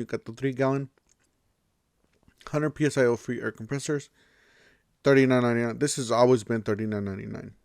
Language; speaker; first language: English; native; English